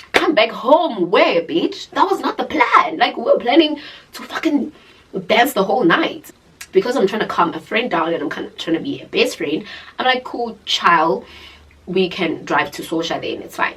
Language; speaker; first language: English; non-native, local second language; Zulu